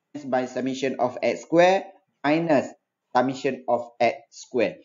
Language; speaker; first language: English; non-native, local second language; Malay